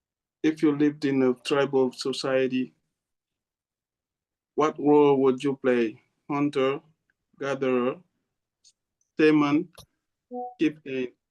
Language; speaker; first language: English; non-native, learner; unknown